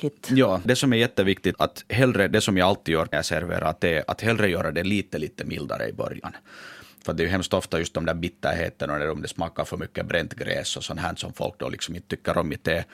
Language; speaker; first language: Swedish; native; Swedish